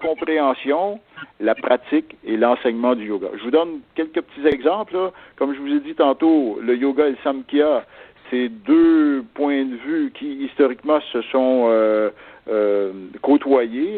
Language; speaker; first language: French; native; French